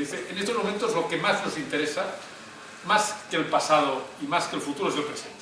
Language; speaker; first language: Spanish; native; Spanish